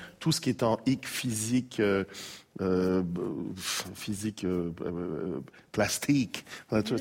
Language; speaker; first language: French; native; French